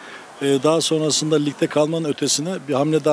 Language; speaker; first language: Turkish; native; Turkish